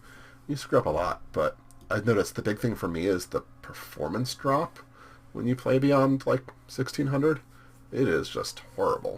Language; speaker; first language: English; native; English